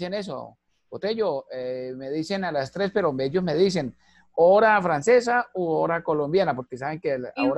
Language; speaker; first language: Spanish; native; Spanish